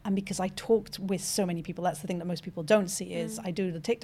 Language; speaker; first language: English; non-native, fluent; French